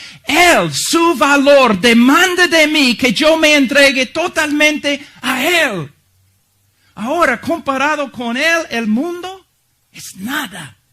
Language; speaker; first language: Spanish; non-native, fluent; English